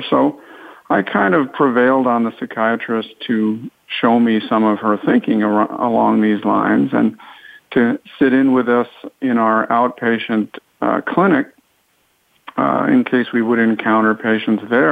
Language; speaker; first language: English; native; English